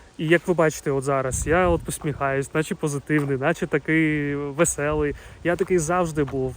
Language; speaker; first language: Ukrainian; non-native, local second language; Russian